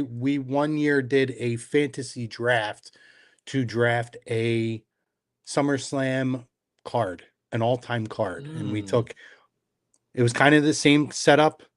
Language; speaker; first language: English; native; English